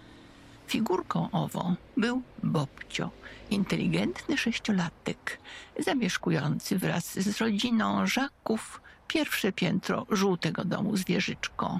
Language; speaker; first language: Polish; native; Polish